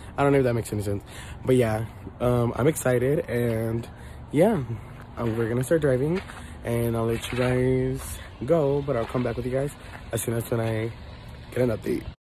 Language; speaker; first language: English; early bilingual, other home language; Spanish